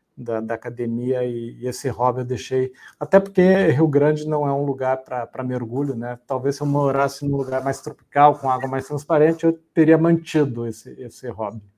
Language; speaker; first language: Portuguese; native; Portuguese